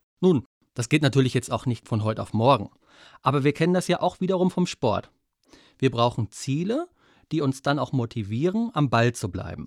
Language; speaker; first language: German; native; German